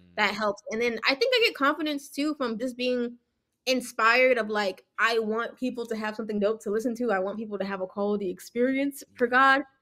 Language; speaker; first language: English; early bilingual, other home language; Yoruba